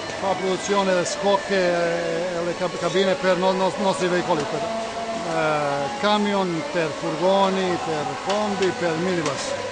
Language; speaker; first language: Italian; non-native, learner; Serbian